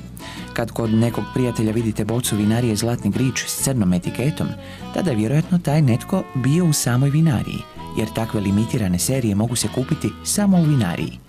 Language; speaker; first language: Croatian; native; Croatian